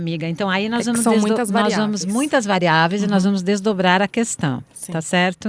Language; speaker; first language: Portuguese; native; Portuguese